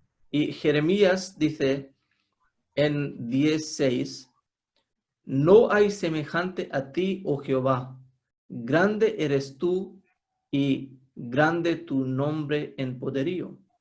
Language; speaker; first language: Spanish; non-native, fluent; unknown